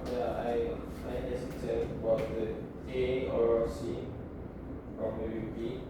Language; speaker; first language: English; non-native, learner; Indonesian